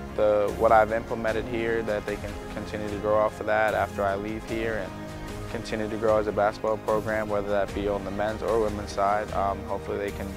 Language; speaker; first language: English; native; English